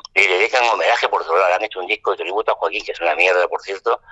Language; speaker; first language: Spanish; non-native, fluent; French